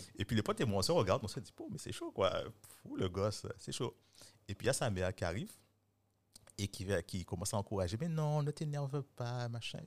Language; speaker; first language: French; native; French